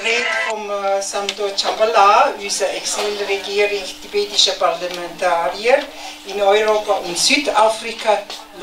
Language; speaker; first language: German; non-native, fluent; Tibetan